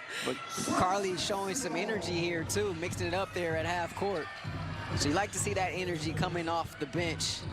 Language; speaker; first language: English; native; English